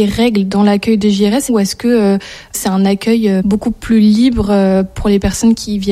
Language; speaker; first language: French; native; French